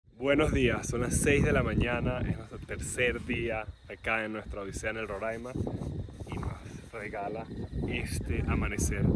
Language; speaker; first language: Spanish; native; Spanish